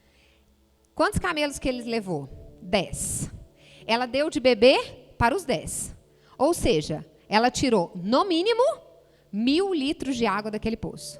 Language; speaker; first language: Portuguese; native; Portuguese